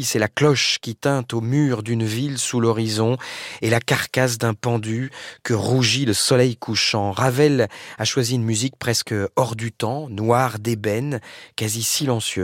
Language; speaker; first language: French; native; French